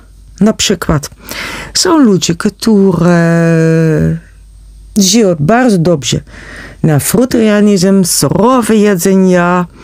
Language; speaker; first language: Polish; non-native, learner; Dutch